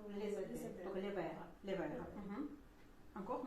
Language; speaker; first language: French; non-native, fluent; Russian